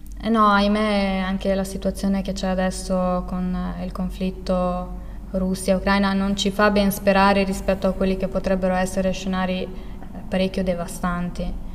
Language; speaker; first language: Italian; early bilingual, other home language; Albanian